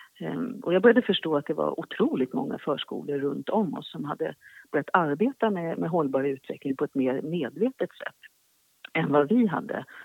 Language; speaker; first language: Swedish; native; Swedish